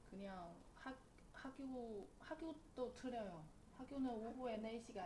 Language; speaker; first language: Korean; non-native, learner; Chinese